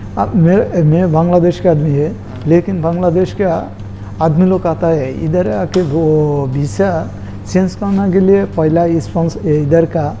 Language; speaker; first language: Hindi; non-native, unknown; Bangla